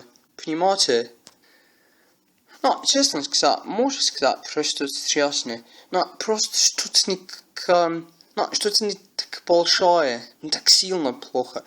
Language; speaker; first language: Russian; non-native, learner; English